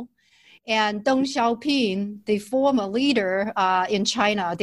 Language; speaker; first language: English; non-native, fluent; Chinese